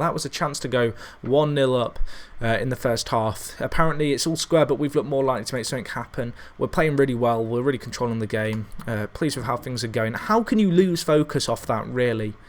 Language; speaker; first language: English; native; English